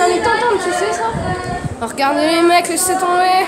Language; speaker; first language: French; native; French